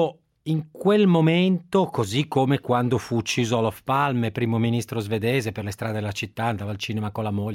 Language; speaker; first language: Italian; native; Italian